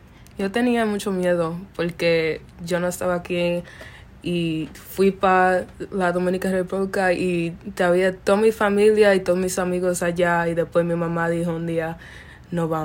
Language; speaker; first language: Spanish; early bilingual, other home language; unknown